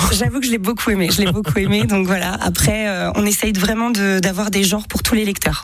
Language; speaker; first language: French; native; French